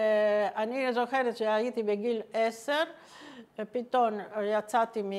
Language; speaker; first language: Hebrew; non-native, fluent; Italian